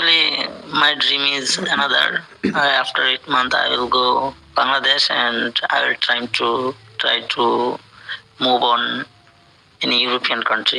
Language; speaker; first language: English; non-native, learner; Bangla